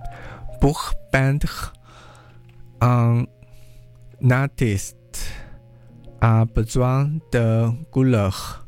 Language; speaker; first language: French; non-native, learner; English